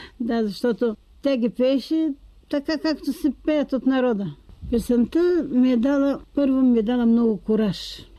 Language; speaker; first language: Bulgarian; native; Bulgarian